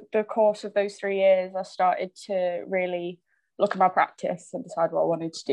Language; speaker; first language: English; native; English